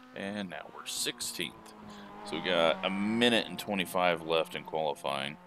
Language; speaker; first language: English; native; English